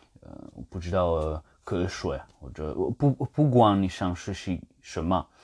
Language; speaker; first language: Chinese; non-native, fluent; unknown